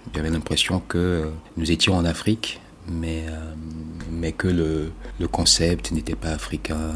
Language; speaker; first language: French; non-native, local second language; Ewe